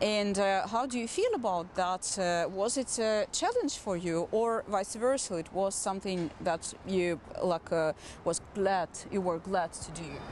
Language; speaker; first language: English; non-native, fluent; Russian